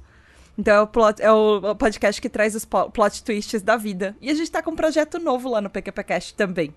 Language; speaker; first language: Portuguese; native; Portuguese